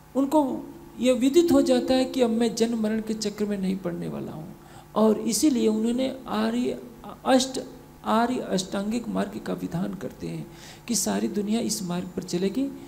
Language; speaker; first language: Hindi; native; Hindi